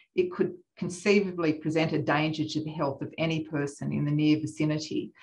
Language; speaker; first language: English; native; English